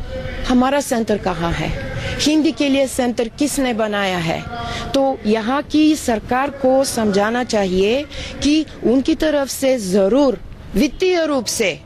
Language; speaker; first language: Hindi; non-native, fluent; Bulgarian